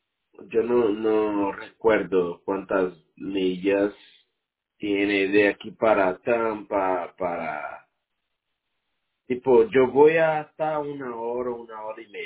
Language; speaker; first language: Spanish; non-native, learner; Portuguese